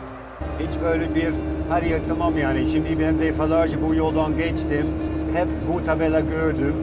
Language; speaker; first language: Turkish; non-native, fluent; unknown